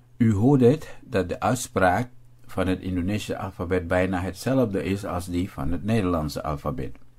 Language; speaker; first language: Dutch; non-native, fluent; Indonesian